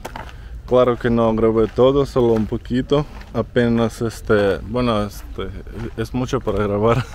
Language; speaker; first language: Spanish; non-native, fluent; Russian